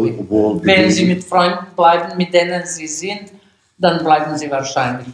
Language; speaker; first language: German; non-native, fluent; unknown